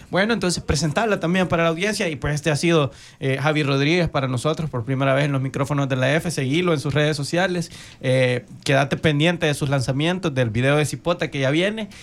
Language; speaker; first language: Spanish; native; Spanish